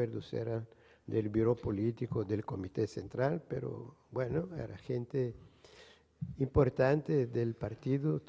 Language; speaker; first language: Spanish; non-native, fluent; Portuguese